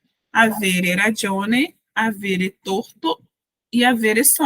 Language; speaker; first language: Italian; non-native, fluent; Portuguese